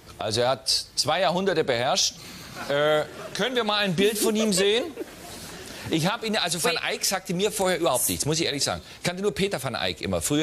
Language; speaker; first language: German; native; German